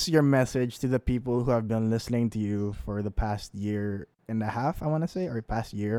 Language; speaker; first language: English; non-native, local second language; Filipino